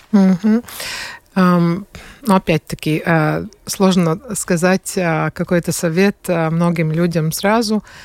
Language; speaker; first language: Russian; non-native, fluent; Latvian